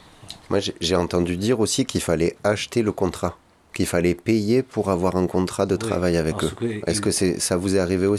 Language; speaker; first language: French; native; French